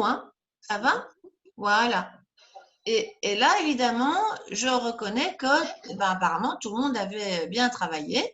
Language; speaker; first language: French; native; French